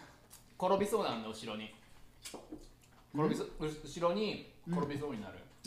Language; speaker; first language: Japanese; native; Japanese